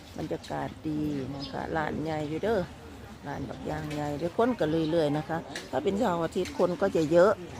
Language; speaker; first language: Thai; native; Thai